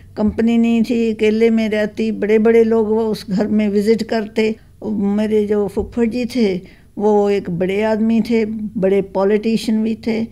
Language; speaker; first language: Hindi; non-native, local second language; Punjabi